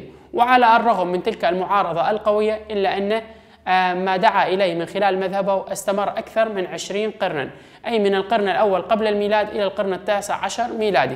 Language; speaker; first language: Arabic; non-native, local second language; Kurdish